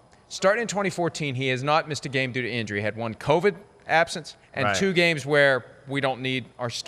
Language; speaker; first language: English; native; English